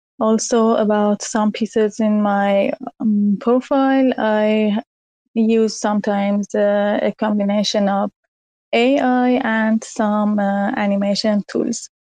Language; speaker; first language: English; non-native, learner; Persian